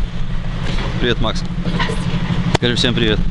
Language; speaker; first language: Russian; native; Russian